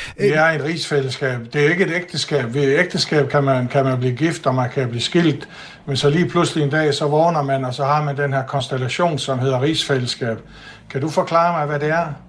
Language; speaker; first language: Danish; non-native, local second language; Faroese